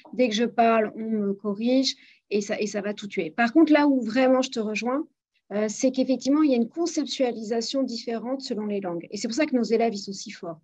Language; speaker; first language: French; native; French